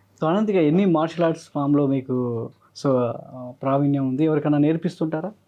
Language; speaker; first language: Telugu; native; Telugu